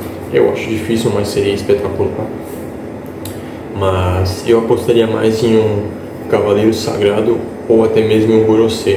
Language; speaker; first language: Portuguese; native; Portuguese